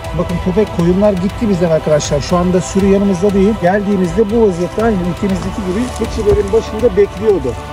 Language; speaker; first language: Turkish; native; Turkish